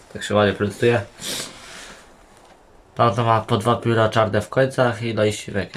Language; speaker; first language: Polish; native; Polish